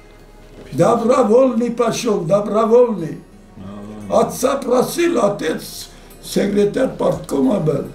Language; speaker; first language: Russian; non-native, local second language; Abkhazian